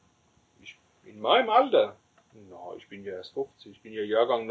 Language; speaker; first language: German; native; German